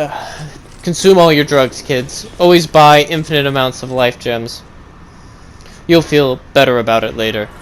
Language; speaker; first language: English; native; English